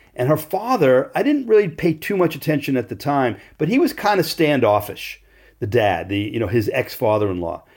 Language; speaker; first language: English; native; English